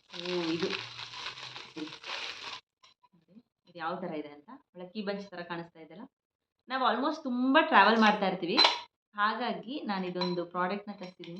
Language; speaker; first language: Kannada; native; Kannada